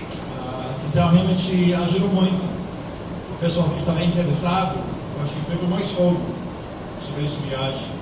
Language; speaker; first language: Portuguese; non-native, fluent; English